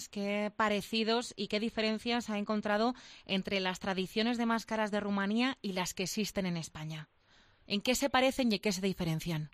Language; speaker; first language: Spanish; native; Spanish